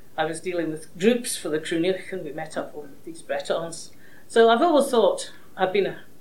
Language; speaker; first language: English; native; English